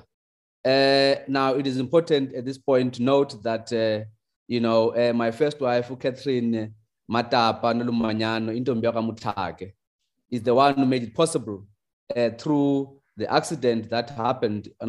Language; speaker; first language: English; non-native, local second language; Xhosa